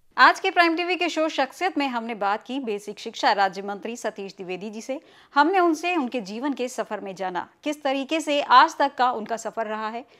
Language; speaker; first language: Hindi; native; Hindi